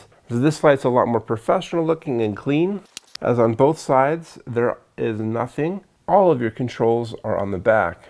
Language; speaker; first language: English; native; English